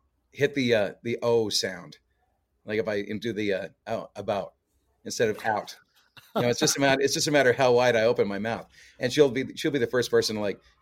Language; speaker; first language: English; native; English